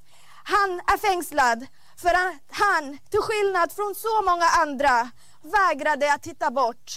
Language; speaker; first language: Swedish; non-native, fluent; Arabic